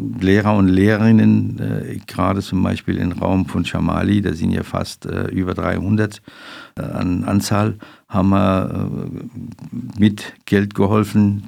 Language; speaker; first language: German; non-native, fluent; Persian